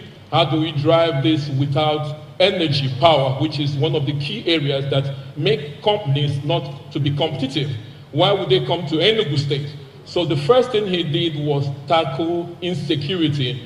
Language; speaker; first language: English; non-native, local second language; Igbo